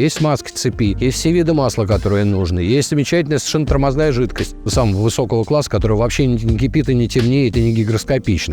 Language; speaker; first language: Russian; native; Russian